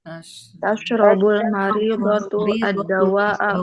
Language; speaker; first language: Arabic; non-native, learner; Indonesian